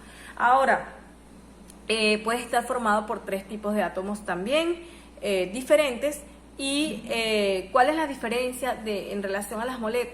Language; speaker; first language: Spanish; native; Spanish